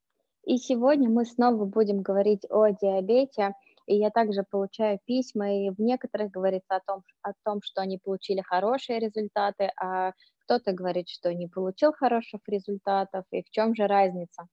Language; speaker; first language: Russian; native; Russian